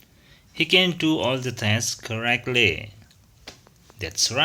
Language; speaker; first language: English; non-native, fluent; Indonesian